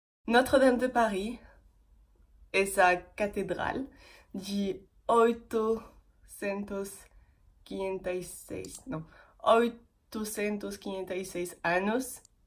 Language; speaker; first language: Portuguese; non-native, fluent; French